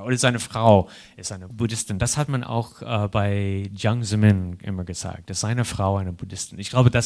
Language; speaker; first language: German; non-native, fluent; English